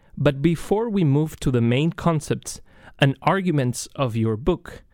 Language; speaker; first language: English; non-native, fluent; Spanish